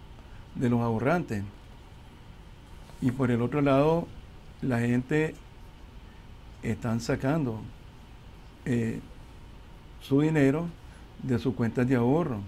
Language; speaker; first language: Spanish; native; Spanish